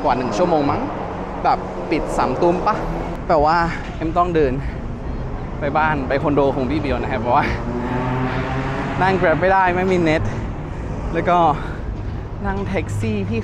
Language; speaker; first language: Thai; non-native, fluent; Indonesian